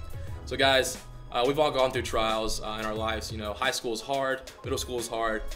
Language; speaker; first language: English; native; English